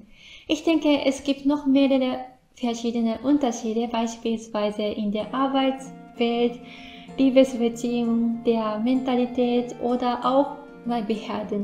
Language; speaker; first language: German; non-native, fluent; Japanese